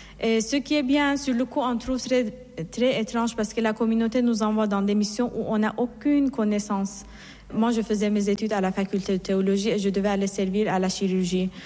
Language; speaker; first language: French; non-native, fluent; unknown